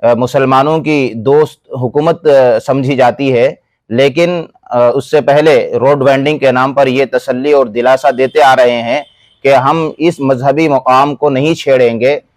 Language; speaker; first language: Urdu; native; Urdu